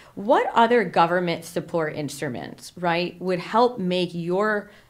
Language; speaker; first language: English; native; English